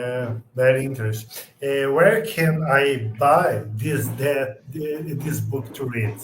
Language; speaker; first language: English; non-native, learner; Portuguese